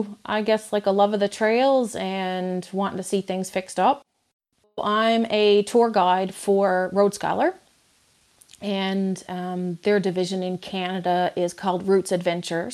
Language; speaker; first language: English; native; English